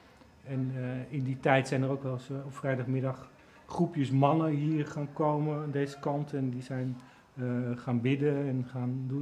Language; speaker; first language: Dutch; native; Dutch